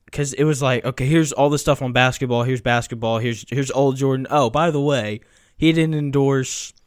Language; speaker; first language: English; native; English